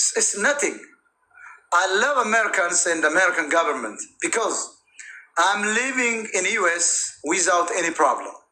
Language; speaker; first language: English; non-native, learner; Amharic